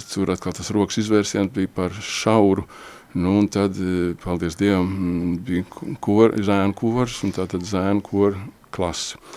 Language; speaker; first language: Latvian; native; Latvian